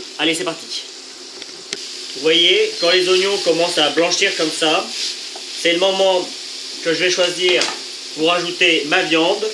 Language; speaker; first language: French; native; French